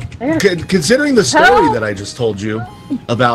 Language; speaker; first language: English; native; English